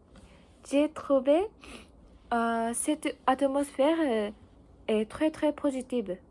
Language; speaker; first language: French; non-native, learner; Japanese